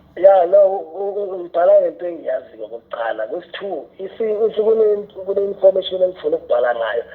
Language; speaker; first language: Zulu; non-native, local second language; South Ndebele